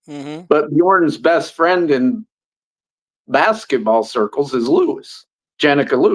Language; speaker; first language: English; native; English